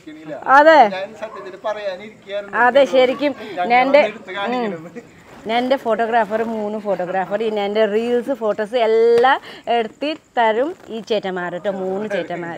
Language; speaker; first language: Malayalam; non-native, learner; Nepali